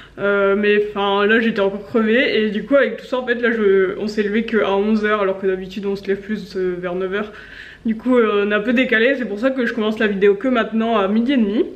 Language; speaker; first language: French; native; French